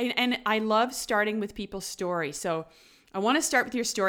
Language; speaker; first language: English; native; English